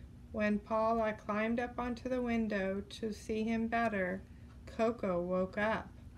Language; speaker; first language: English; native; English